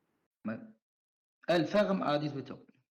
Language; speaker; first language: French; non-native, learner; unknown